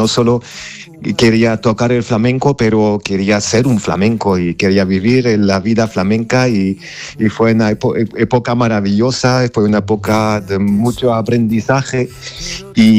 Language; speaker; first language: Spanish; non-native, fluent; Armenian